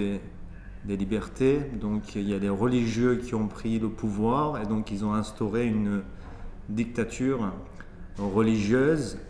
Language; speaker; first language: French; early bilingual, other home language; Persian